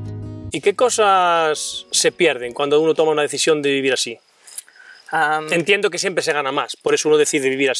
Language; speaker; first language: Spanish; native; Spanish